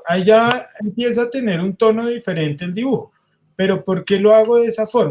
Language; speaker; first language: Spanish; native; Spanish